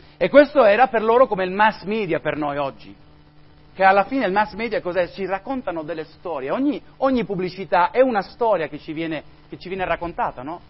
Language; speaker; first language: Italian; non-native, fluent; Spanish